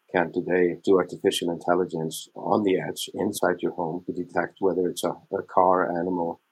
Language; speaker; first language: English; non-native, fluent; Icelandic